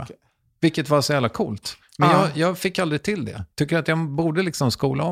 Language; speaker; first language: Swedish; native; Swedish